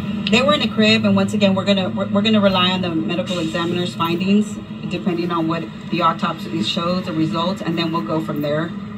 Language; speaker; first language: English; early bilingual, other home language; Spanish